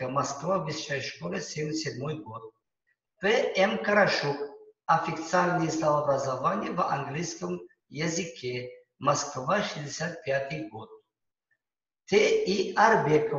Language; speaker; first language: Russian; non-native, local second language; Uzbek